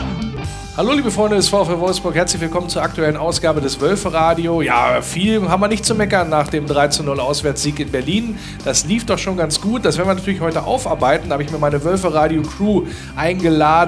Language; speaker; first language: German; native; German